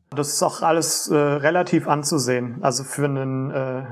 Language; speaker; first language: German; native; German